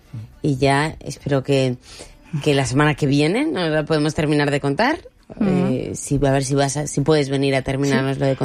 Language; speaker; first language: Spanish; native; Spanish